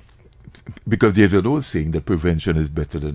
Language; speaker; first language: English; native; English